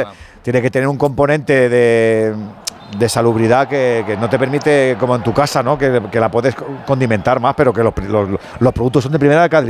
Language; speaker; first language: Spanish; native; Spanish